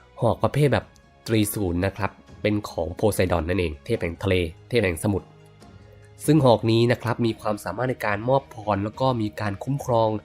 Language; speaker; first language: Thai; native; Thai